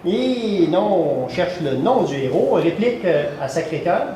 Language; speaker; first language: French; native; French